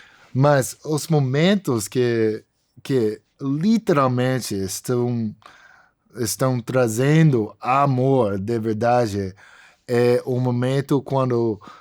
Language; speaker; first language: Portuguese; non-native, fluent; English